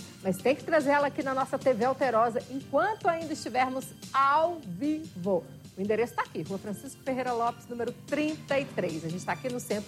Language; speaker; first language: Portuguese; native; Portuguese